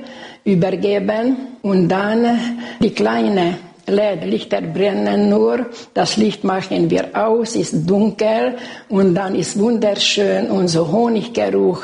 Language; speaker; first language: German; non-native, local second language; Hungarian